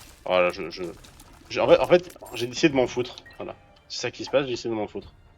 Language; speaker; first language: French; native; French